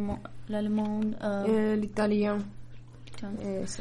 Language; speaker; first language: French; non-native, learner; Macedonian